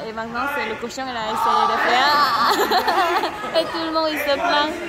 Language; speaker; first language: French; non-native, learner; Khmer